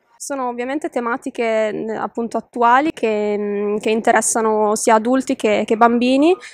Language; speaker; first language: Italian; native; Italian